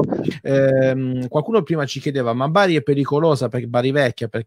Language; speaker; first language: Italian; native; Italian